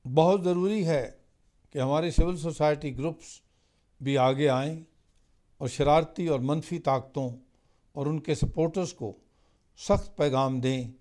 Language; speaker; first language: Hindi; non-native, local second language; Punjabi